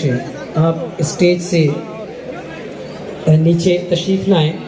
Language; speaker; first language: Hindi; native; Hindi